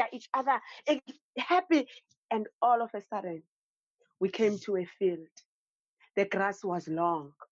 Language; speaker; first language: English; non-native, local second language; Xhosa